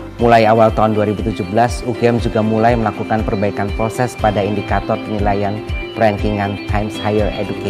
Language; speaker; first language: Indonesian; native; Indonesian